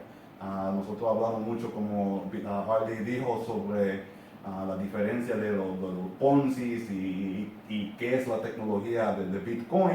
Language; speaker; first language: Spanish; non-native, fluent; English